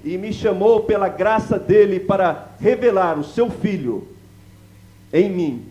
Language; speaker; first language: Portuguese; native; Portuguese